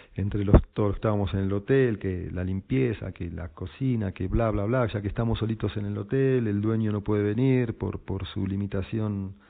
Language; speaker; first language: Spanish; native; Spanish